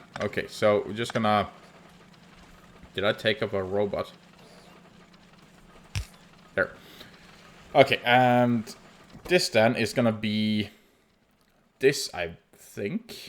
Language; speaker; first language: English; non-native, fluent; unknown